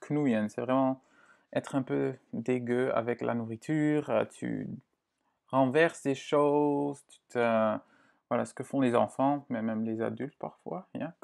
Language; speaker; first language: French; non-native, fluent; Dutch